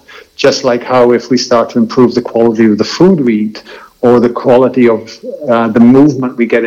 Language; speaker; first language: English; native; English